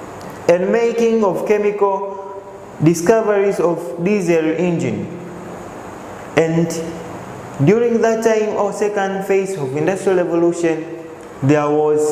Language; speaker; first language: English; non-native, local second language; Swahili